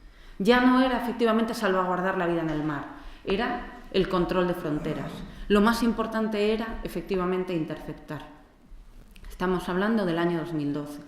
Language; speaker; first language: Spanish; native; Spanish